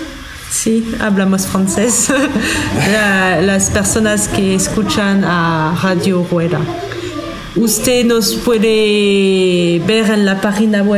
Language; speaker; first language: Spanish; non-native, learner; French